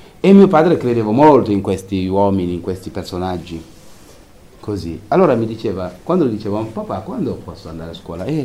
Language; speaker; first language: Italian; non-native, fluent; Wolof